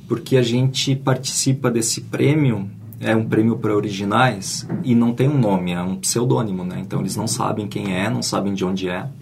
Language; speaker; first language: Portuguese; native; Portuguese